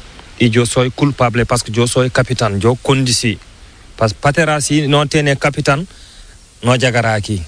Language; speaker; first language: Spanish; non-native, learner; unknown